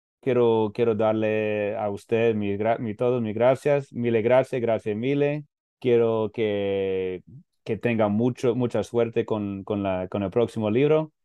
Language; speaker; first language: Spanish; non-native, fluent; English